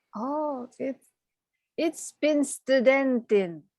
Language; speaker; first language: English; non-native, learner; Indonesian